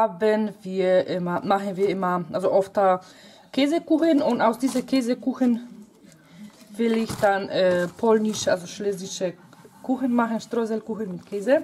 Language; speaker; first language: German; non-native, fluent; Polish